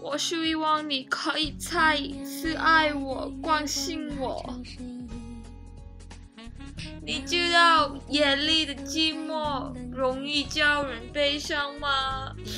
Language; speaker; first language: Chinese; non-native, learner; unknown